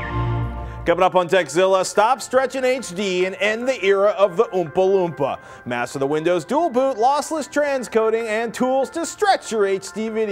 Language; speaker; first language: English; native; English